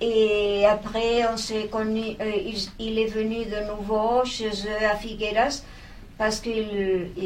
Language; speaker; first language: French; non-native, fluent; Spanish